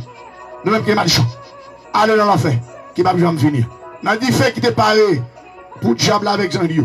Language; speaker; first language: French; non-native, local second language; Haitian Creole